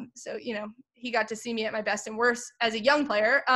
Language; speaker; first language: English; native; English